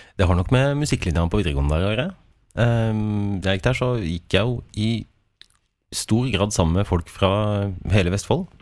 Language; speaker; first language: Norwegian; native; Norwegian